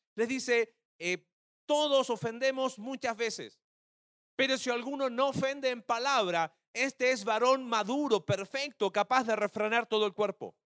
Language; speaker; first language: Spanish; native; Spanish